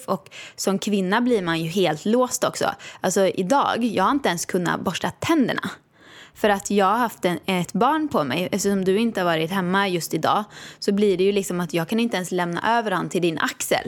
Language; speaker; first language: Swedish; native; Swedish